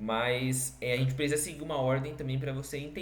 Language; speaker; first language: Portuguese; native; Portuguese